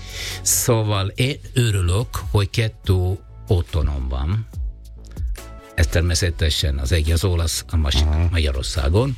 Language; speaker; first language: Hungarian; non-native, fluent; Italian